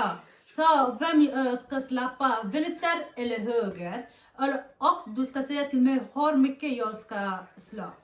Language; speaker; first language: Swedish; non-native, local second language; Somali